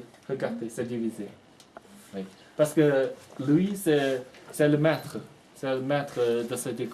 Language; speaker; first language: French; non-native, fluent; Chinese